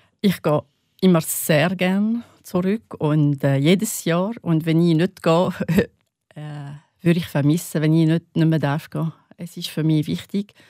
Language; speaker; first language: German; non-native, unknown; Arabic